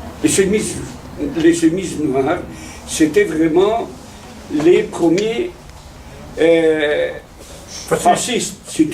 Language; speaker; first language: French; non-native, fluent; Italian